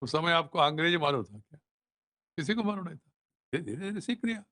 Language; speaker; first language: Hindi; non-native, local second language; Telugu